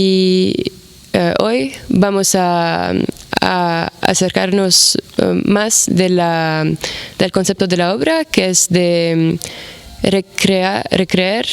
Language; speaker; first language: Spanish; non-native, fluent; Arabic